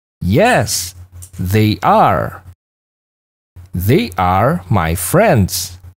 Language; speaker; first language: English; non-native, fluent; Indonesian